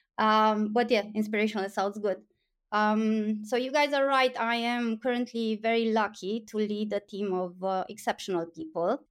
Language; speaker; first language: English; non-native, fluent; Romanian